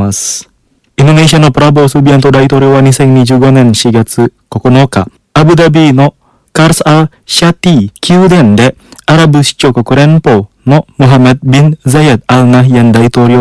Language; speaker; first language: Japanese; non-native, fluent; Indonesian